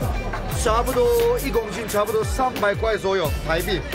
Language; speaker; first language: Chinese; non-native, fluent; Turkish